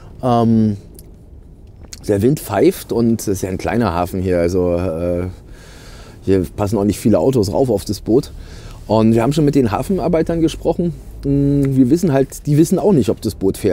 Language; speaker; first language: German; native; German